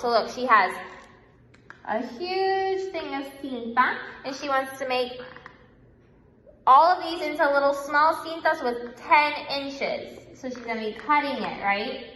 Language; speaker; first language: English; native; English